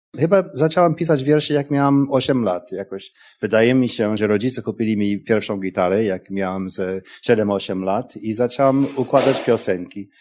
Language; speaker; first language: Polish; non-native, fluent; English